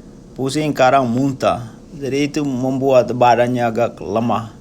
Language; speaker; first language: Indonesian; non-native, local second language; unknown